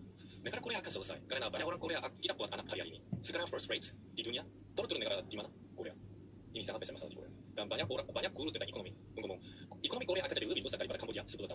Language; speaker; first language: Indonesian; non-native, learner; Korean